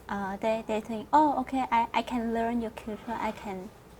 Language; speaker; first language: English; non-native, learner; Vietnamese